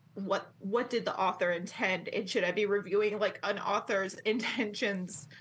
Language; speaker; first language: English; native; English